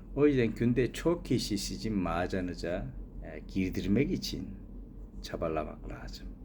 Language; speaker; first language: Turkish; non-native, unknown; Korean